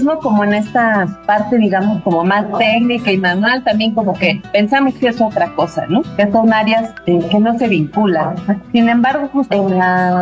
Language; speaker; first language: Spanish; native; Spanish